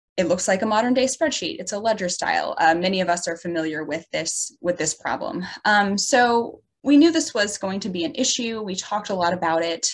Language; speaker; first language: English; native; English